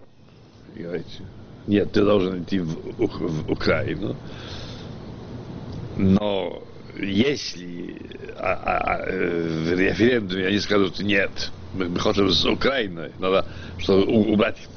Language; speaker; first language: Russian; non-native, fluent; Polish